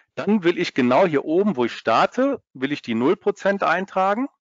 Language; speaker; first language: German; native; German